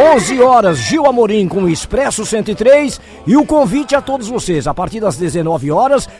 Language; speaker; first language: Portuguese; native; Portuguese